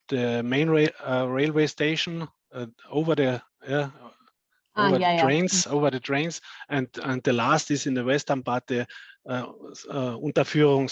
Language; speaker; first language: English; non-native, fluent; German